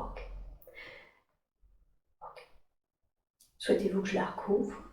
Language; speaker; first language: French; native; French